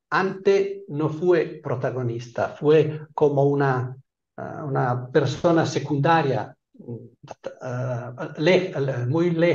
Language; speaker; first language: Spanish; non-native, fluent; Italian